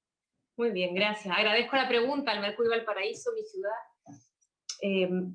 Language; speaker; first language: Spanish; native; Spanish